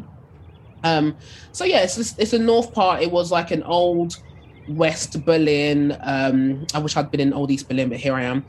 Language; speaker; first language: English; native; English